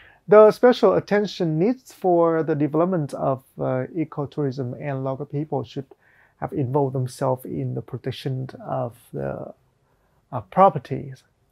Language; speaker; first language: English; non-native, fluent; Vietnamese